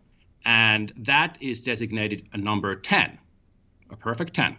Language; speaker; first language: English; non-native, fluent; Finnish